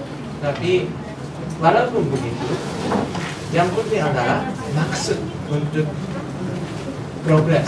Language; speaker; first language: Indonesian; non-native, fluent; Japanese